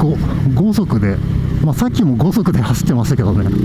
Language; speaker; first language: Japanese; native; Japanese